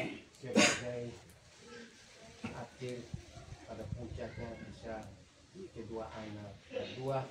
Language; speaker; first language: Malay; non-native, local second language; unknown